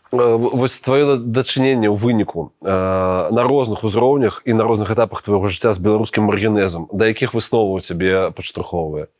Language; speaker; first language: Belarusian; non-native, local second language; Russian